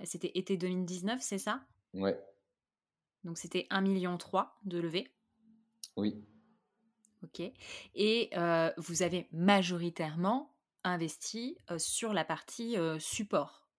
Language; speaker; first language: French; native; French